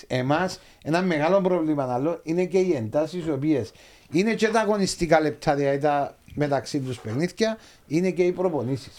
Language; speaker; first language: Greek; native; Greek